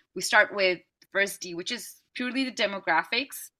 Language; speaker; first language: English; early bilingual, other home language; Dutch